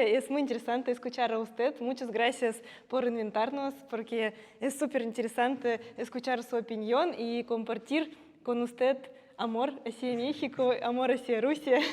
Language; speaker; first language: Spanish; non-native, fluent; Russian